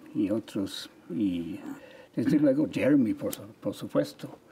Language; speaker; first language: Spanish; non-native, fluent; English